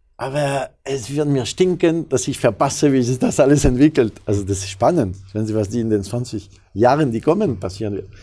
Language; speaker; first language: German; non-native, fluent; French